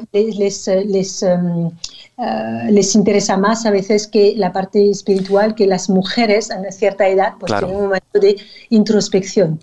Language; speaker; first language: Spanish; non-native, fluent; French